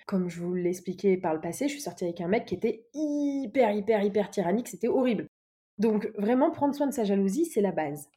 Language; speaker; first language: French; native; French